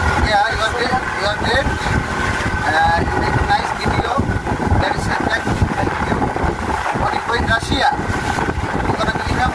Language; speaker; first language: English; non-native, learner; Bangla